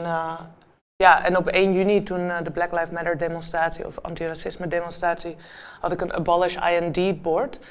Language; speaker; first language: Dutch; native; Dutch